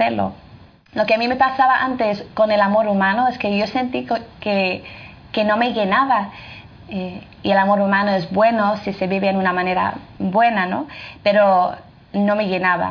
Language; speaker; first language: Spanish; non-native, fluent; French